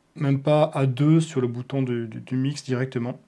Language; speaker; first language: French; native; French